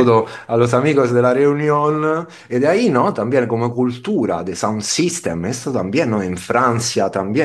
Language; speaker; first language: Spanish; non-native, learner; Italian